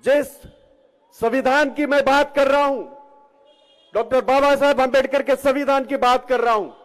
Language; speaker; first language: Hindi; non-native, local second language; Marathi